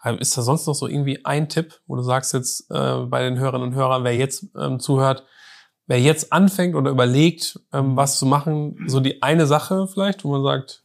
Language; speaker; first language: German; native; German